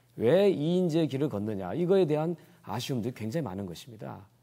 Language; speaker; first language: Korean; native; Korean